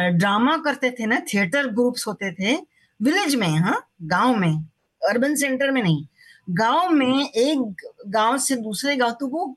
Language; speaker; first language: Hindi; non-native, local second language; Marathi